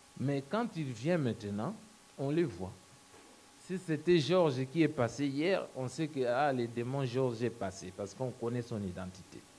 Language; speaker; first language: French; non-native, local second language; Lingala